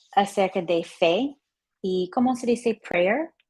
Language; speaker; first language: Spanish; non-native, learner; English